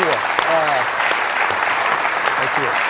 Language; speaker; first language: Russian; non-native, local second language; Armenian